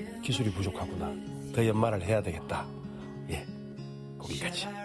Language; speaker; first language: Korean; native; Korean